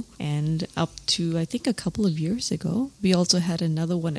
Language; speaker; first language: English; native; English